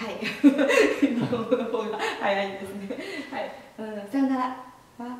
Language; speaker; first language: Japanese; non-native, fluent; Chinese